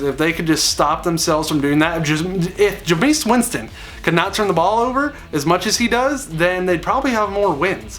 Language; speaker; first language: English; native; English